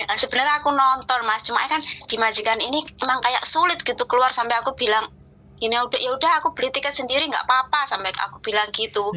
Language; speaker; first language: Indonesian; non-native, local second language; Javanese